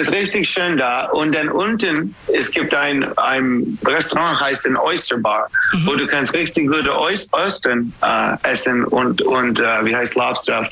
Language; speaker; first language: German; non-native, learner; English